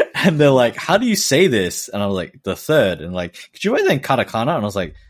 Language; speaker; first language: English; native; English